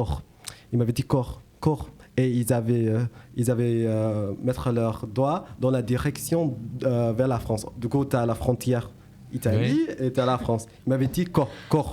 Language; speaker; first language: French; non-native, learner; English